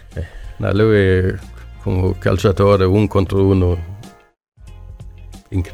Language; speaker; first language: Italian; non-native, learner; Swedish